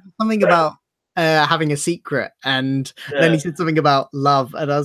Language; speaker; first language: English; native; English